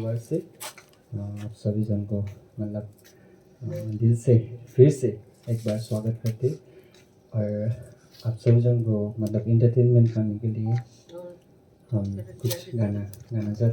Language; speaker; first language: Hindi; non-native, local second language; Nepali